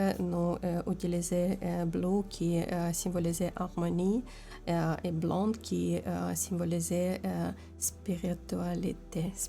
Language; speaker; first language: French; non-native, learner; Ukrainian